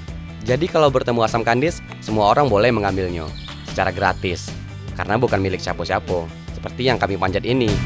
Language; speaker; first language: Indonesian; native; Indonesian